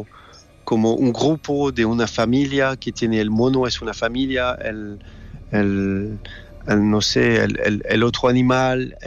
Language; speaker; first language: Spanish; non-native, learner; French